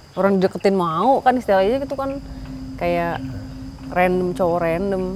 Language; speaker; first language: Indonesian; native; Indonesian